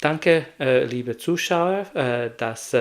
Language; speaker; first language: German; non-native, learner; Hungarian